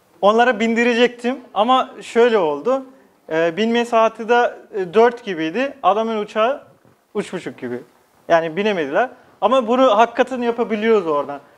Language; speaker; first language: Turkish; non-native, fluent; Nepali